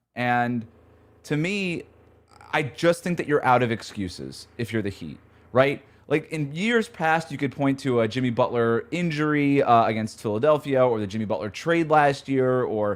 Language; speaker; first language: English; native; English